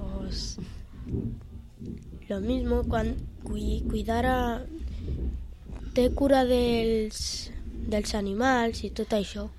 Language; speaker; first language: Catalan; non-native, local second language; Spanish